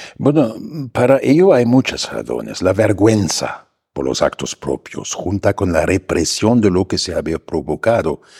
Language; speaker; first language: Spanish; non-native, fluent; German